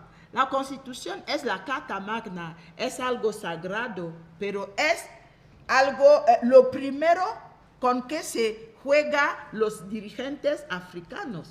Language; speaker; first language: Spanish; non-native, fluent; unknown